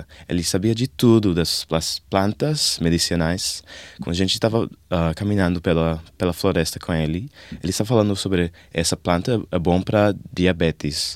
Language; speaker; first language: Portuguese; non-native, learner; English